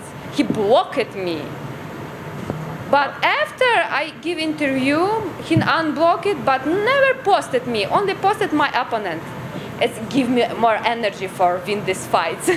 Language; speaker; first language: English; non-native, learner; Ukrainian